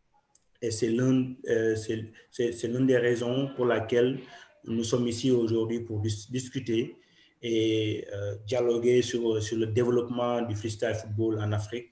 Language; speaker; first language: French; non-native, local second language; Wolof